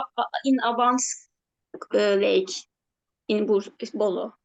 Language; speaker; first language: English; non-native, learner; Turkish